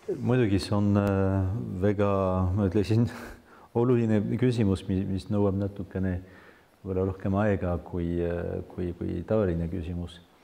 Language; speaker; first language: Estonian; non-native, fluent; French